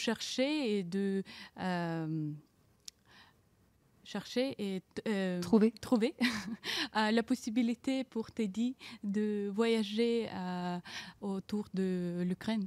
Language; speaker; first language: French; non-native, learner; Ukrainian